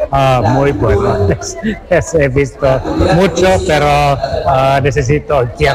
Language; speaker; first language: Spanish; non-native, learner; Finnish